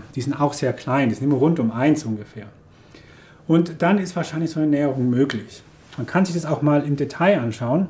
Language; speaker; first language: German; native; German